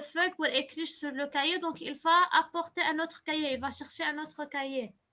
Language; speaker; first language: French; non-native, local second language; Arabic